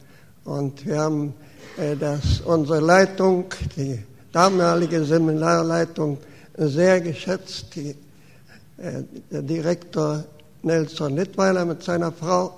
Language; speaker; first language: German; early bilingual, heritage; German